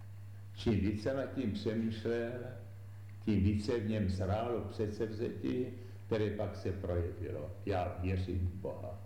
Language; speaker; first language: Czech; native; Czech